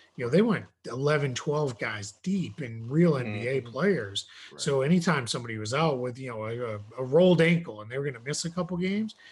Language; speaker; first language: English; native; English